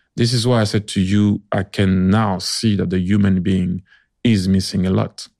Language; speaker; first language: English; early bilingual, other home language; French